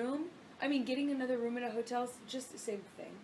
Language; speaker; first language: English; native; English